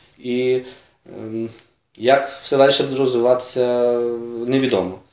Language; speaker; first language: Ukrainian; native; Ukrainian